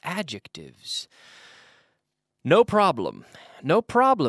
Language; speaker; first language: English; native; English